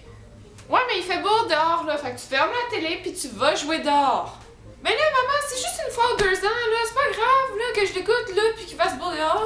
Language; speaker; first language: French; native; French